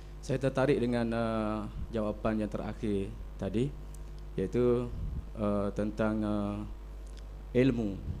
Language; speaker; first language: Malay; native; Malay